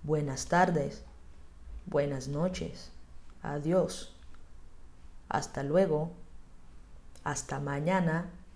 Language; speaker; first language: Spanish; non-native, fluent; Portuguese